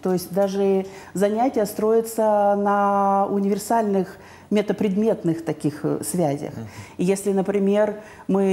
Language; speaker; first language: Russian; native; Russian